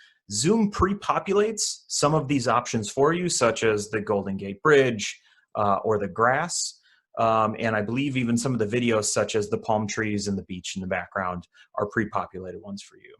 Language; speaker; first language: English; native; English